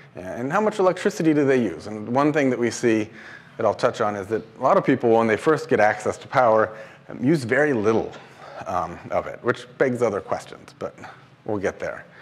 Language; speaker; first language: English; native; English